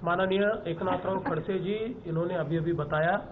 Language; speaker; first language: Hindi; non-native, local second language; Marathi